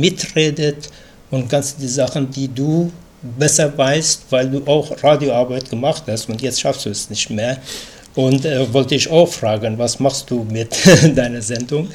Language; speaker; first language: German; non-native, fluent; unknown